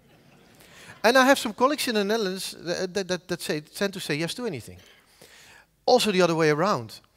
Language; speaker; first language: English; non-native, fluent; Dutch